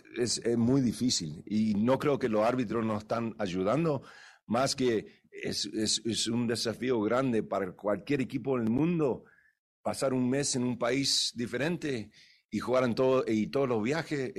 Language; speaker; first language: Spanish; early bilingual, heritage; English